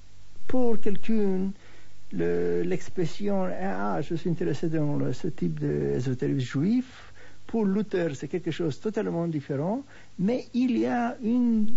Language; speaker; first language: French; non-native, fluent; Hebrew